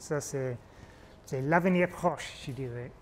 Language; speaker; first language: French; non-native, fluent; English